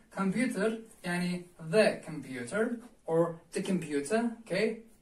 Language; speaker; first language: English; non-native, learner; Azerbaijani